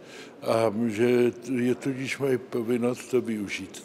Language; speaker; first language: Czech; early bilingual, heritage; Czech